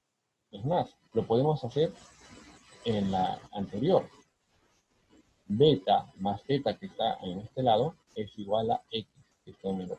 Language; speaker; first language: Spanish; native; Spanish